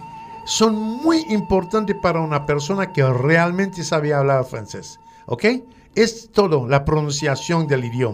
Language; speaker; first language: Spanish; non-native, fluent; French